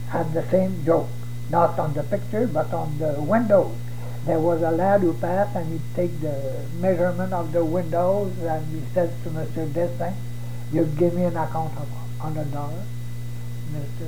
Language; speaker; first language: English; non-native, fluent; French